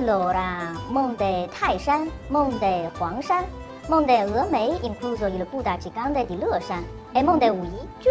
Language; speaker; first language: Italian; non-native, fluent; Chinese